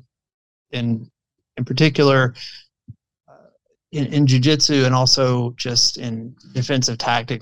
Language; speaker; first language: English; native; English